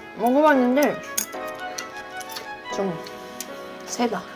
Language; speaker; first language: Korean; non-native, fluent; Swedish